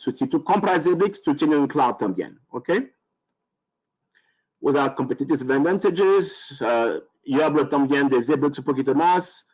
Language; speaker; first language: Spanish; non-native, learner; French